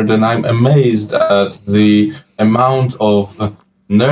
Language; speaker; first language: English; non-native, fluent; Polish